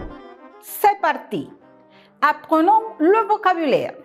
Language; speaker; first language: French; non-native, fluent; Spanish